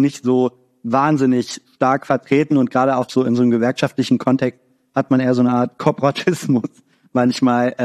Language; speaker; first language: German; native; German